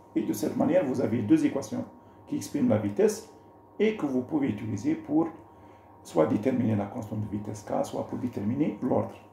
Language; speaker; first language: French; non-native, local second language; Arabic